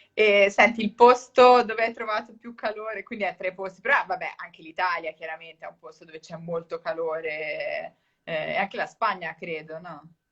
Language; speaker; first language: Italian; native; Italian